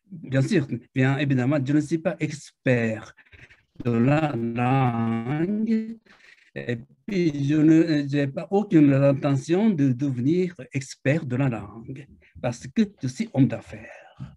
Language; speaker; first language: French; non-native, fluent; Japanese